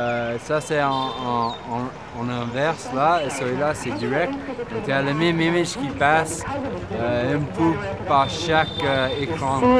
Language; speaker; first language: French; non-native, learner; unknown